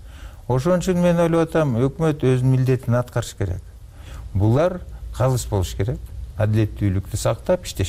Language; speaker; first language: Kyrgyz; native; Kyrgyz